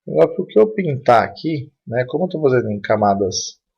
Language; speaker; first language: Portuguese; native; Portuguese